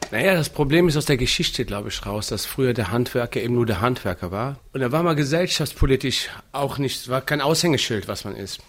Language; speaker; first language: German; native; German